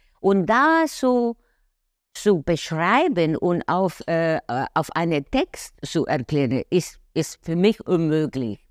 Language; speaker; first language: German; non-native, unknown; Spanish